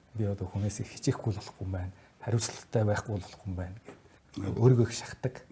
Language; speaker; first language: Mongolian; native; Mongolian